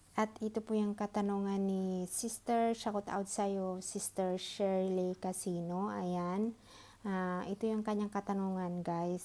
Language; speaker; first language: Filipino; non-native, local second language; Iloko